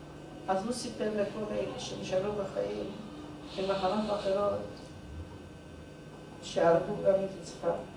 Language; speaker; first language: Hebrew; non-native, fluent; Hungarian